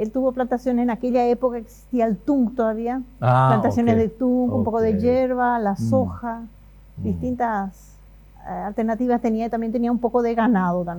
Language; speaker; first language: Spanish; native; Spanish